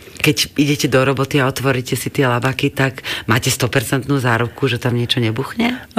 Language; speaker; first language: Slovak; native; Slovak